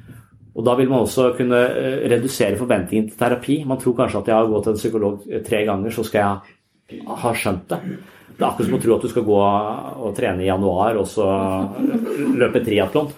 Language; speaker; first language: Norwegian; native; Norwegian